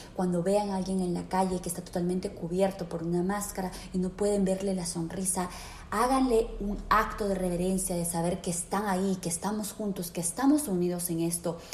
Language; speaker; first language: Spanish; native; Spanish